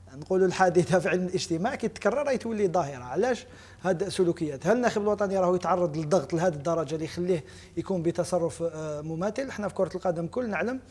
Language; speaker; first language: Arabic; native; Arabic